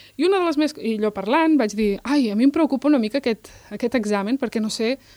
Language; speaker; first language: Catalan; early bilingual, other home language; Berber languages